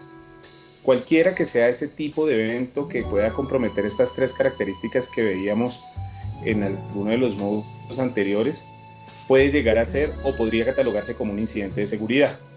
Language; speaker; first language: Spanish; native; Spanish